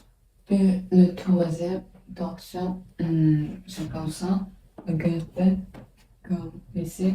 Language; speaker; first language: French; non-native, learner; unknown